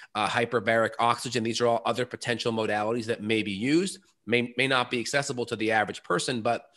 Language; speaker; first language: English; native; English